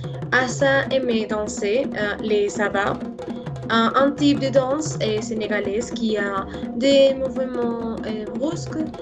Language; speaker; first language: French; non-native, learner; Spanish